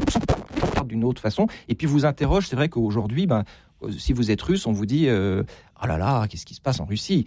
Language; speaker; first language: French; native; French